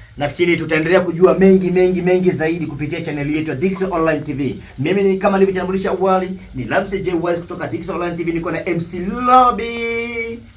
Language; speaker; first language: Swahili; native; Swahili